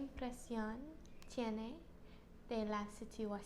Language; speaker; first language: Spanish; non-native, learner; English